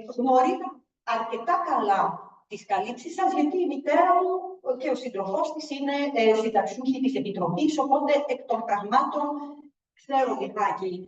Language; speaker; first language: Greek; early bilingual, heritage; Greek